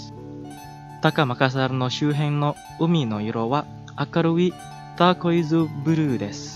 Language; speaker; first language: Japanese; non-native, fluent; Indonesian